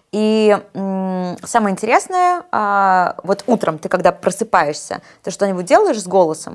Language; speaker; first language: Russian; native; Russian